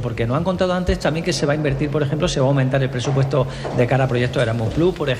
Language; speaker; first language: Spanish; native; Spanish